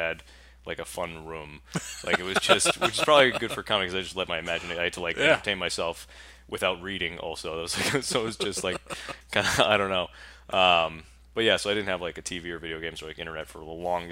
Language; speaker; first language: English; native; English